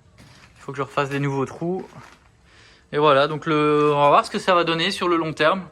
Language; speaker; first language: French; native; French